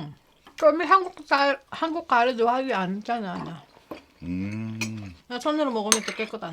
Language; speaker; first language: Korean; non-native, learner; Filipino